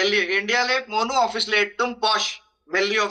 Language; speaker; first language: Malayalam; non-native, fluent; Hindi